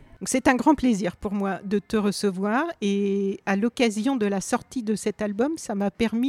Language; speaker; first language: French; native; French